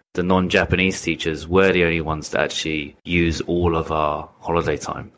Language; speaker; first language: English; native; English